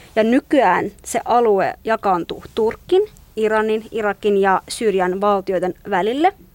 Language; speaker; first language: Finnish; non-native, fluent; Kurdish